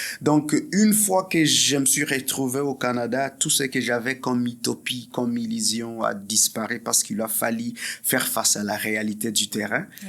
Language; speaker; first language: French; non-native, local second language; Swahili